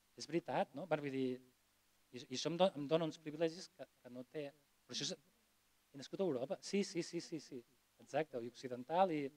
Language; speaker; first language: Catalan; non-native, local second language; Spanish